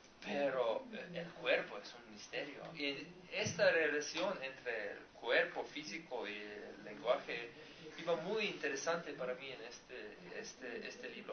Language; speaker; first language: Spanish; non-native, learner; Slovenian